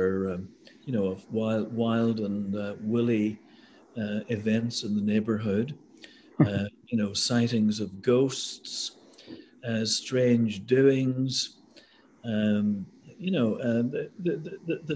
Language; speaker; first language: English; native; English